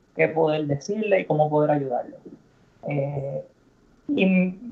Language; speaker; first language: Spanish; native; Spanish